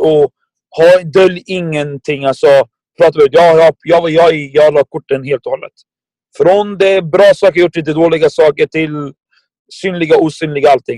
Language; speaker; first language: Swedish; non-native, fluent; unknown